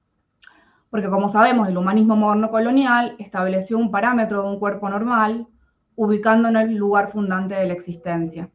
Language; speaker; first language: Spanish; native; Spanish